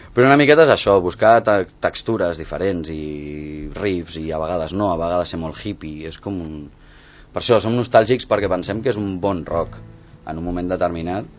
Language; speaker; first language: Catalan; non-native, local second language; Spanish